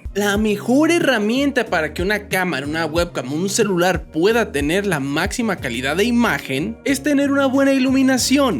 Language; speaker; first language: Spanish; native; Spanish